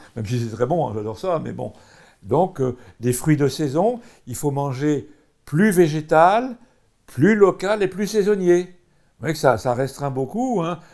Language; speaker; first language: French; native; French